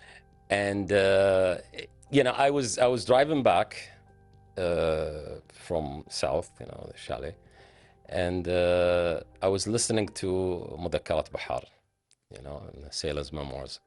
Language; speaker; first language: English; non-native, fluent; Arabic